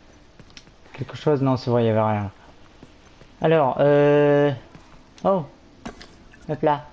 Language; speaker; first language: French; native; French